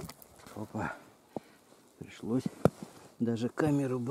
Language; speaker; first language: Russian; native; Russian